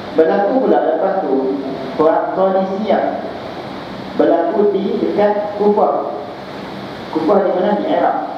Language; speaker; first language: Malay; native; Malay